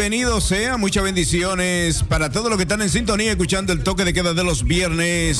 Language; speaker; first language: Spanish; native; Spanish